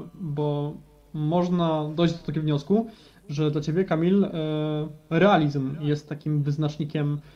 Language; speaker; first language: Polish; native; Polish